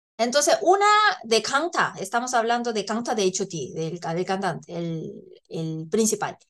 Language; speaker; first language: Spanish; non-native, fluent; Korean